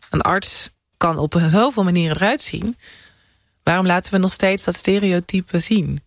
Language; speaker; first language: Dutch; native; Dutch